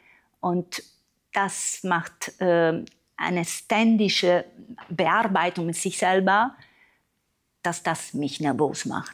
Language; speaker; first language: German; non-native, fluent; Italian